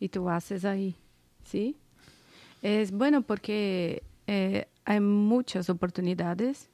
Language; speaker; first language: Spanish; non-native, fluent; Portuguese